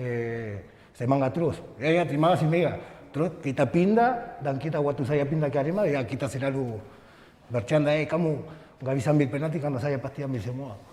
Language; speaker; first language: Indonesian; non-native, learner; Spanish